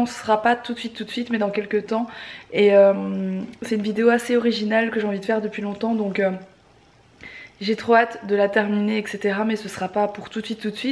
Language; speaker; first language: French; native; French